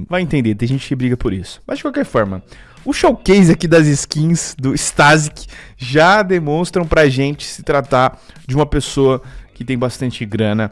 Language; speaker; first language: Portuguese; native; Portuguese